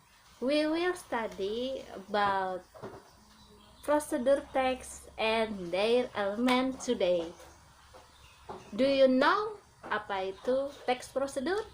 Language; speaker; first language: English; non-native, learner; Indonesian